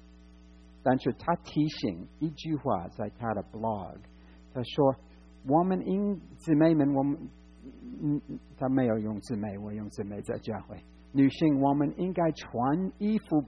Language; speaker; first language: Chinese; non-native, fluent; English